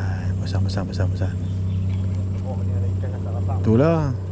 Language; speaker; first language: Malay; native; Malay